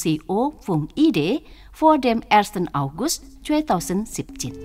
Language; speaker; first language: German; non-native, fluent; Indonesian